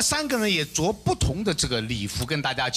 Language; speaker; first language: Chinese; native; Chinese